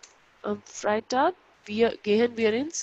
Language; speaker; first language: German; non-native, local second language; Hindi